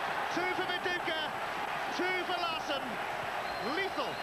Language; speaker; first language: English; native; English